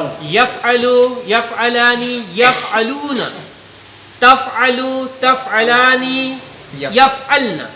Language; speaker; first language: Arabic; non-native, learner; Urdu